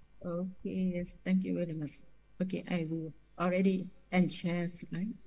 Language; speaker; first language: English; non-native, learner; Thai